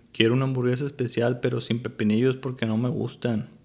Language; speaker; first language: Spanish; native; Spanish